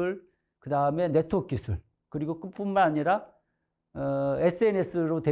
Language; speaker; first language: Korean; native; Korean